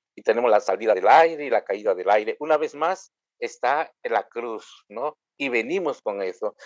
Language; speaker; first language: Spanish; non-native, local second language; Kʼicheʼ